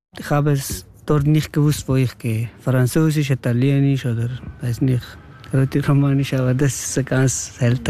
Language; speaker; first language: German; non-native, learner; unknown